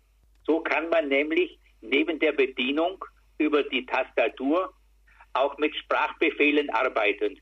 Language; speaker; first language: German; native; German